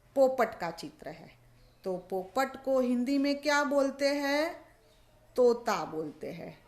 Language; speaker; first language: Hindi; non-native, local second language; Gujarati